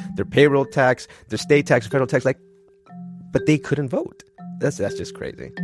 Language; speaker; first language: English; early bilingual, other home language; Spanish